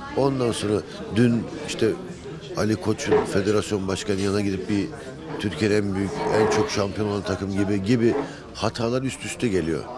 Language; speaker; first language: Turkish; early bilingual, heritage; Turkish